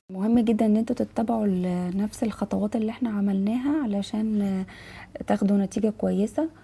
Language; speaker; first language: Arabic; native; Arabic